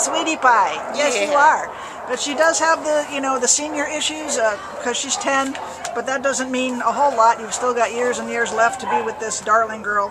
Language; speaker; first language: English; native; English